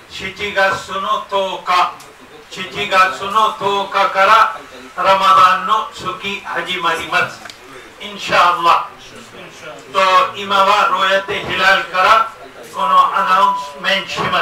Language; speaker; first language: Japanese; non-native, learner; Urdu